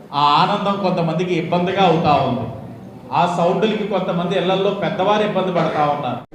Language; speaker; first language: Telugu; native; Telugu